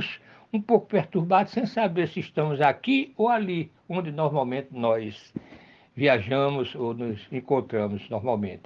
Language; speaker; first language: Portuguese; native; Portuguese